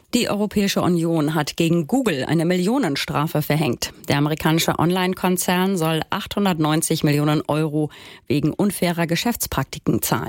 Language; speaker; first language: German; native; German